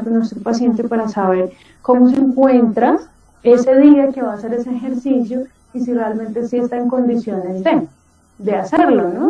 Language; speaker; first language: Spanish; native; Spanish